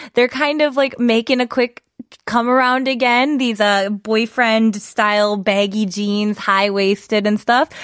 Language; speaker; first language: English; native; English